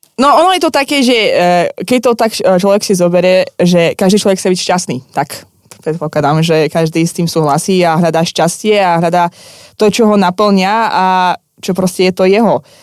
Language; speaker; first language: Slovak; non-native, fluent; Russian